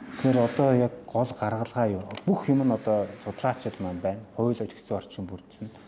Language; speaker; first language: Mongolian; non-native, local second language; Kazakh